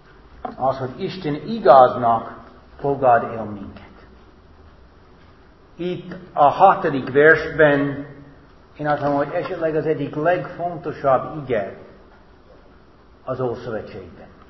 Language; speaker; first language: Hungarian; non-native, fluent; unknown